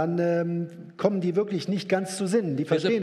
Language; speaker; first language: German; native; German